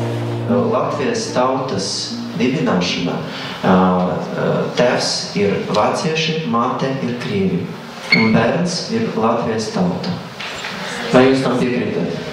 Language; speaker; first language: Latvian; non-native, fluent; Russian